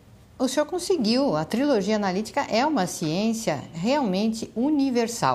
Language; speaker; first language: Portuguese; native; Portuguese